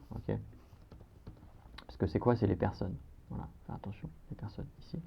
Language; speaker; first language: French; native; French